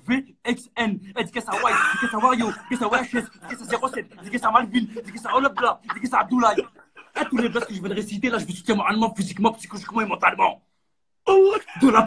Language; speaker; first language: French; native; French